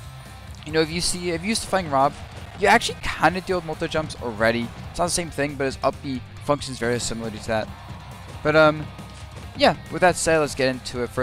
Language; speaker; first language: English; native; English